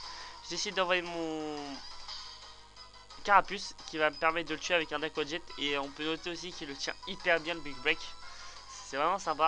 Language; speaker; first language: French; native; French